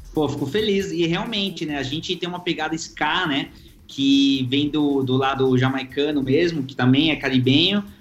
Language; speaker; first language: Portuguese; early bilingual, other home language; Spanish